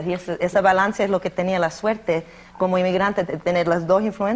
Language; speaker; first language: Spanish; early bilingual, heritage; Spanish